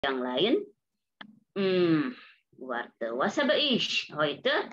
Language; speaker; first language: German; non-native, fluent; Indonesian